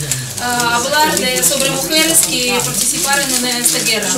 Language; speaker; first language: Spanish; non-native, fluent; Russian